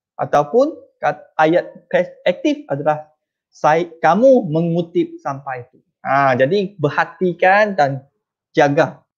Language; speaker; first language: Malay; non-native, local second language; Chinese